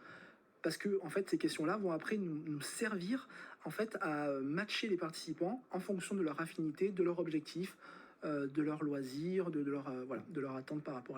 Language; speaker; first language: French; native; French